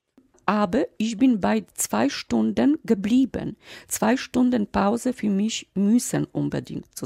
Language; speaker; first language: German; non-native, fluent; Polish